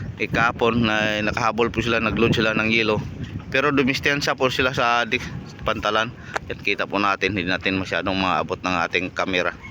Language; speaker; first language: Filipino; non-native, local second language; Cebuano